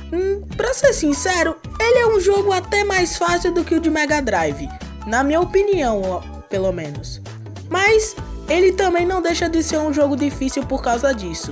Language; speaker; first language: Portuguese; native; Portuguese